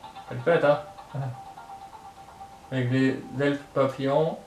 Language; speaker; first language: French; native; French